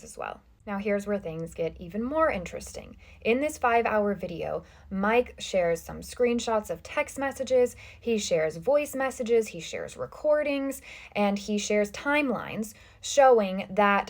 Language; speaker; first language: English; native; English